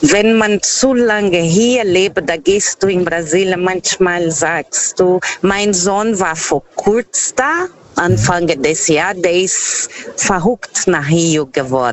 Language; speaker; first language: German; non-native, fluent; Portuguese